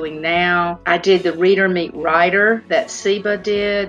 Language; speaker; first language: English; native; English